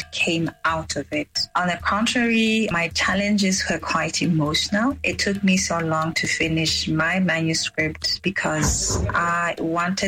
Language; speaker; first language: English; non-native, local second language; Tswana